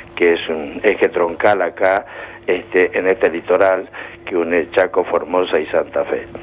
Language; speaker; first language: Spanish; native; Spanish